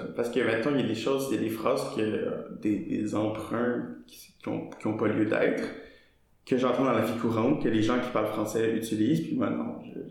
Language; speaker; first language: French; native; French